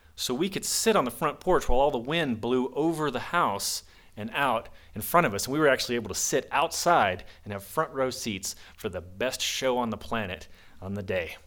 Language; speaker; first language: English; native; English